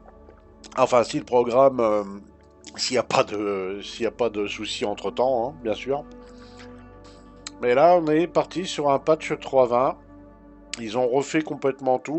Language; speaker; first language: French; native; French